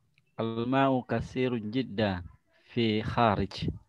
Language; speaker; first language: Arabic; non-native, learner; Indonesian